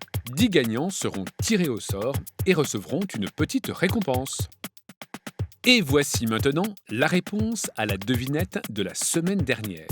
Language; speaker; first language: French; native; French